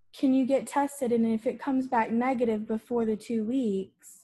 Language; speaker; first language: English; native; English